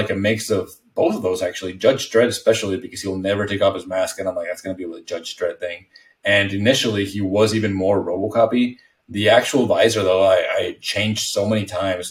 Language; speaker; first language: English; non-native, fluent; Spanish